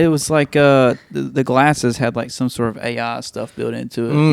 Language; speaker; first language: English; native; English